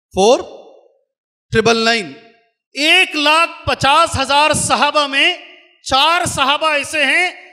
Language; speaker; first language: Urdu; native; Urdu